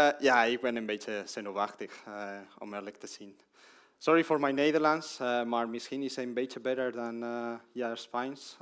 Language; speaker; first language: Dutch; non-native, learner; Spanish